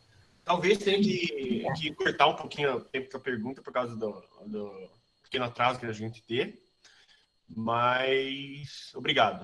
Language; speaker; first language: Portuguese; native; Portuguese